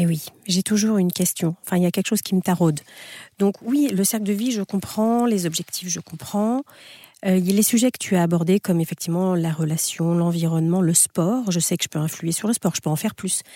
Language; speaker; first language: French; native; French